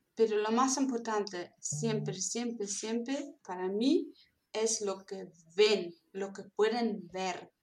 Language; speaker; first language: Spanish; non-native, fluent; German